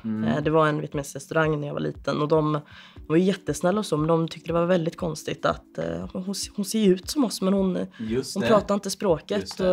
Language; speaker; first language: Swedish; native; Swedish